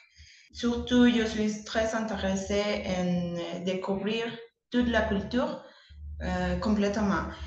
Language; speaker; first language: French; non-native, learner; Spanish